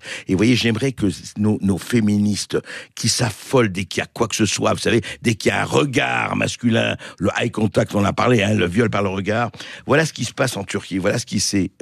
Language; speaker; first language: French; native; French